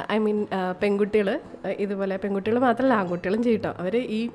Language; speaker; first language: Malayalam; native; Malayalam